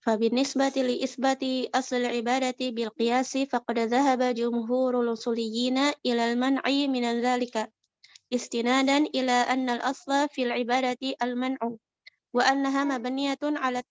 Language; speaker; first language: Arabic; non-native, learner; Indonesian